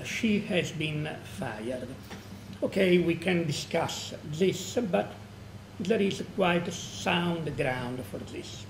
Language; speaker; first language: English; non-native, fluent; Italian